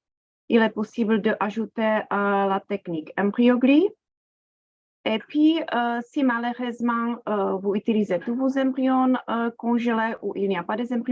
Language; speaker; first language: French; non-native, fluent; Czech